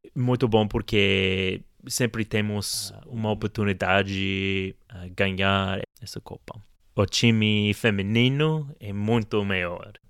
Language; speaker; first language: Portuguese; non-native, fluent; English